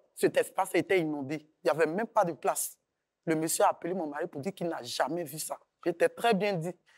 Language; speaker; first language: French; native; French